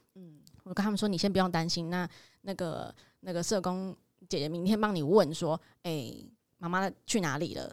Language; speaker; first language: Chinese; native; Chinese